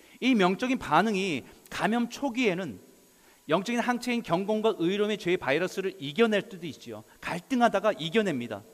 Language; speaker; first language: Korean; native; Korean